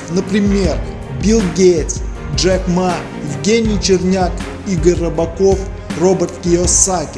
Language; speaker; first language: Russian; native; Russian